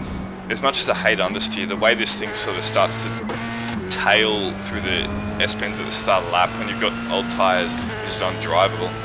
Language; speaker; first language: English; native; English